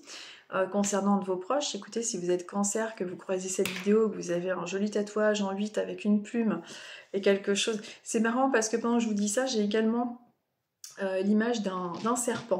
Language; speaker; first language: French; native; French